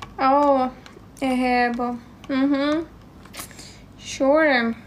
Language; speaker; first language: English; non-native, learner; Ukrainian